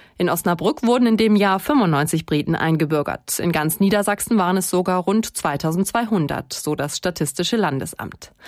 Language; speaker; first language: German; native; German